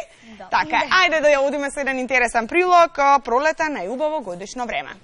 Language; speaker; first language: Macedonian; native; Macedonian